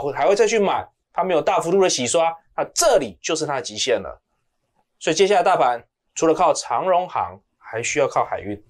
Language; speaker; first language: Chinese; native; Chinese